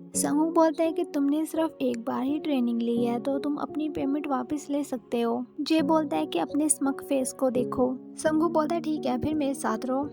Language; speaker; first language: Hindi; native; Hindi